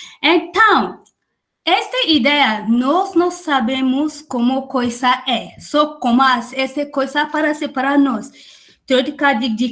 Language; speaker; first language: Portuguese; non-native, learner; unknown